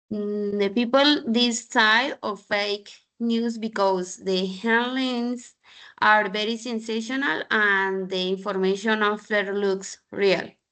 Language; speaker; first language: English; non-native, learner; Spanish